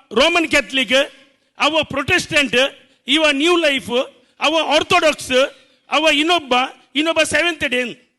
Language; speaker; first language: Kannada; non-native, local second language; Konkani